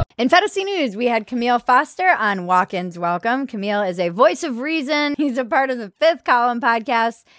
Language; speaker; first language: English; native; English